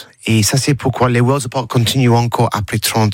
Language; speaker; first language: French; non-native, learner; English